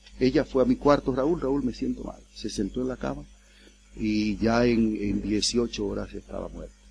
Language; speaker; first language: Spanish; native; Spanish